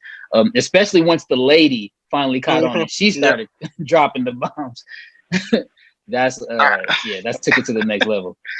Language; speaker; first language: English; native; English